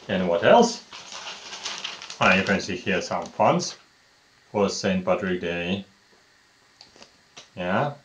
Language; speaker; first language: English; non-native, fluent; Russian